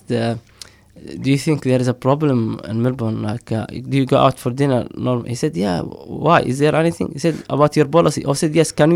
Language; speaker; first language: English; non-native, fluent; Somali